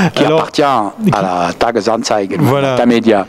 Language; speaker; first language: French; native; French